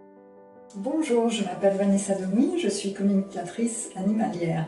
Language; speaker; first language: French; native; French